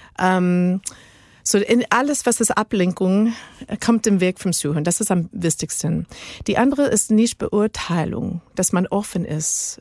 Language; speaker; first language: German; non-native, learner; Spanish